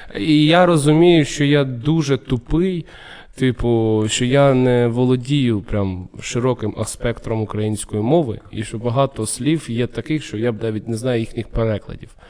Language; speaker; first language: Ukrainian; non-native, local second language; Russian